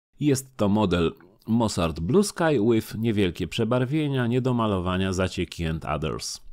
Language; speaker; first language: Polish; native; Polish